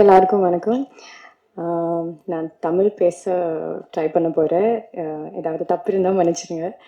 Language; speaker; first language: Tamil; non-native, learner; Malayalam